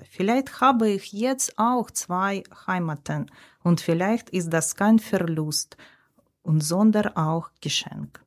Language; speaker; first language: German; non-native, learner; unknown